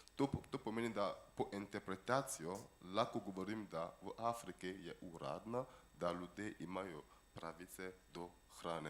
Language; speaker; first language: Slovenian; non-native, fluent; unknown